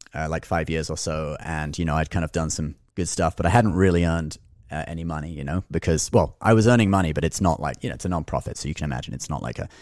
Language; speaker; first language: English; native; English